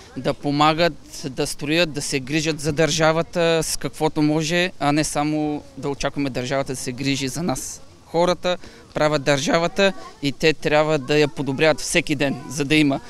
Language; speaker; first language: Bulgarian; native; Bulgarian